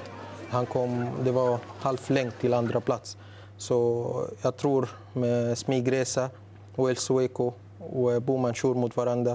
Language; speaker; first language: Swedish; non-native, learner; Arabic